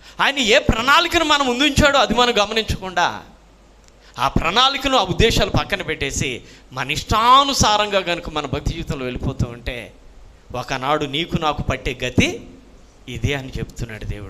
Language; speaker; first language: Telugu; native; Telugu